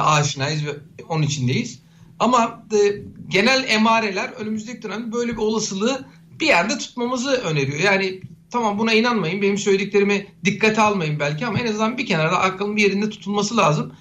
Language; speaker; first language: Turkish; native; Turkish